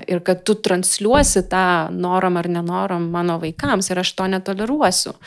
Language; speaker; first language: Lithuanian; non-native, local second language; Russian